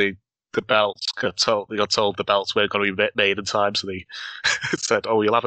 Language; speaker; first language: English; native; English